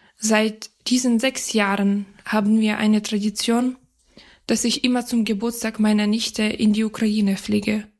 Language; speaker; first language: German; non-native, fluent; Ukrainian